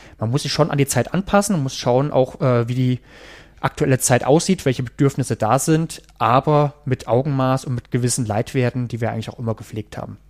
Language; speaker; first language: German; native; German